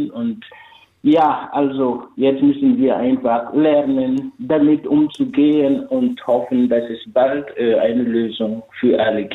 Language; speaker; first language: German; non-native, fluent; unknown